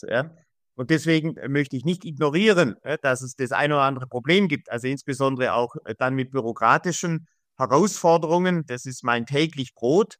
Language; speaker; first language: German; native; German